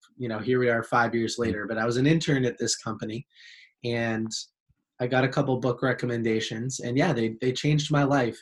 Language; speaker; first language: English; native; English